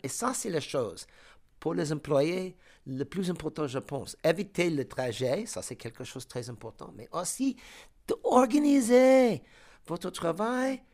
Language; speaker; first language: French; non-native, fluent; English